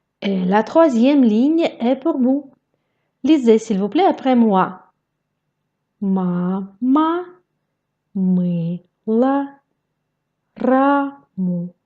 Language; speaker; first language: French; non-native, fluent; Russian